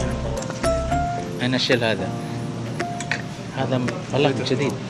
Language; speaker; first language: Arabic; non-native, learner; Filipino